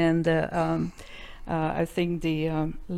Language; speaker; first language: English; non-native, fluent; German